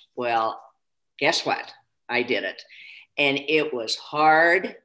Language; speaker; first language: English; native; English